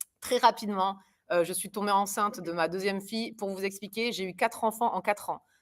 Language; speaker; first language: French; early bilingual, other home language; German